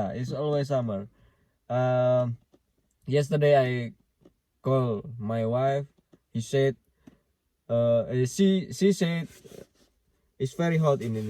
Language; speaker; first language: English; non-native, learner; Indonesian